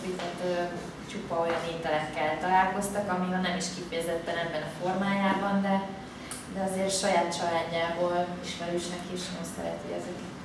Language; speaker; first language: Hungarian; native; Hungarian